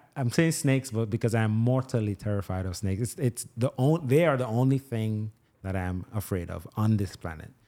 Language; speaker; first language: English; non-native, local second language; Igbo